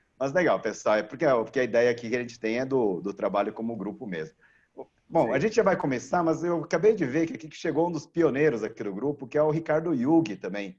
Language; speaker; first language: Portuguese; native; Portuguese